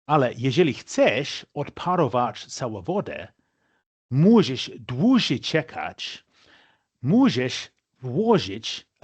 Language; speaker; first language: Polish; non-native, fluent; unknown